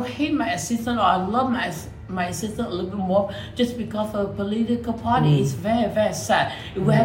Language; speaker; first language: English; non-native, local second language; Min Nan Chinese